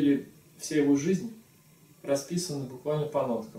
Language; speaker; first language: Russian; native; Russian